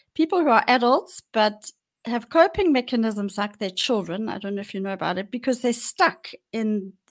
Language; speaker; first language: English; native; English